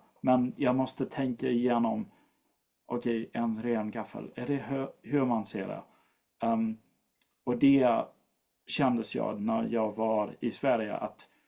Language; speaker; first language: Swedish; non-native, fluent; English